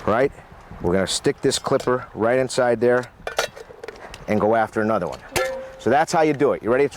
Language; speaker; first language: English; native; English